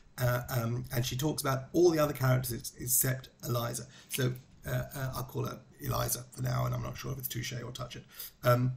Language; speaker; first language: English; native; English